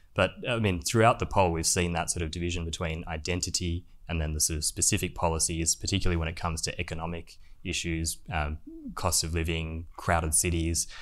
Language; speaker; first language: English; native; English